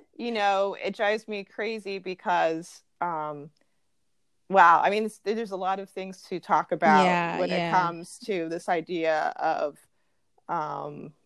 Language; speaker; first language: English; native; English